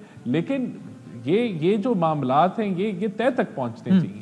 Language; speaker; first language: Urdu; native; Urdu